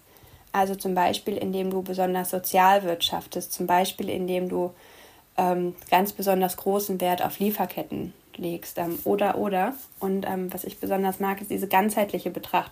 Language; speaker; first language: German; native; German